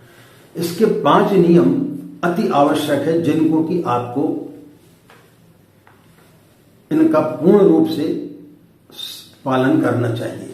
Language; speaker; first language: Hindi; native; Hindi